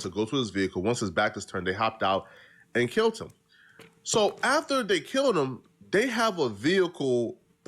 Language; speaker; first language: English; native; English